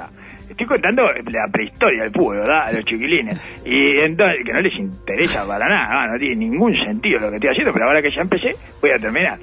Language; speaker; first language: Spanish; native; Spanish